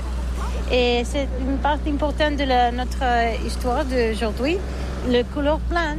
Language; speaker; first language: French; non-native, learner; Catalan